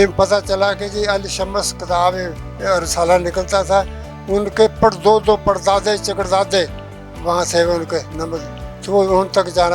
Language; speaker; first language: Urdu; non-native, local second language; Punjabi